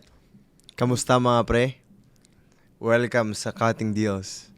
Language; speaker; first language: Filipino; early bilingual, other home language; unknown